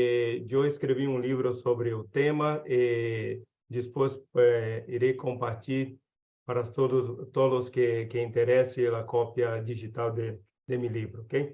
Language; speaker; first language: Spanish; non-native, learner; Portuguese